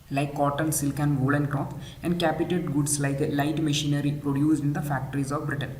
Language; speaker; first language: English; non-native, local second language; Malayalam